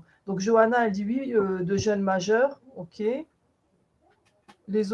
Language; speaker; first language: French; native; French